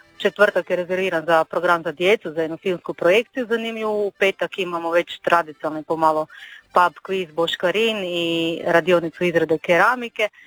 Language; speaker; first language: Croatian; native; Croatian